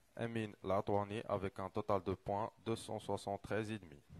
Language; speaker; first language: French; non-native, local second language; Arabic